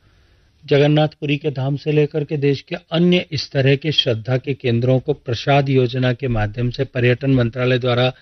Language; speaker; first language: Hindi; native; Hindi